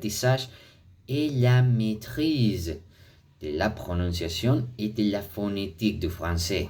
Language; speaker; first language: French; non-native, fluent; Spanish